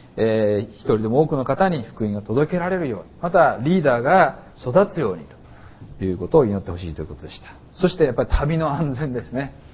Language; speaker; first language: Japanese; native; Japanese